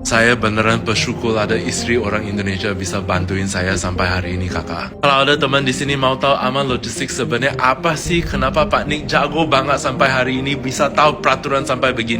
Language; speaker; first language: Indonesian; non-native, learner; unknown